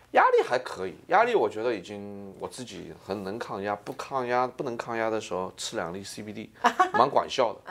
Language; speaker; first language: Chinese; native; Chinese